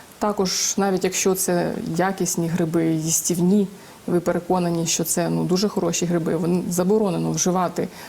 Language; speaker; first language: Ukrainian; native; Ukrainian